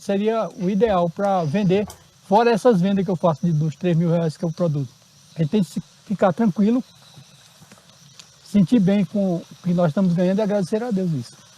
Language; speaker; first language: Portuguese; native; Portuguese